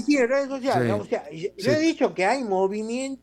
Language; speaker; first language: Spanish; native; Spanish